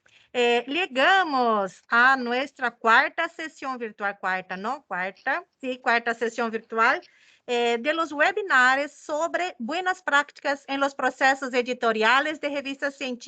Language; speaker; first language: Spanish; non-native, fluent; Portuguese